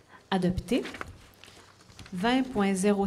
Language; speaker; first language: French; native; French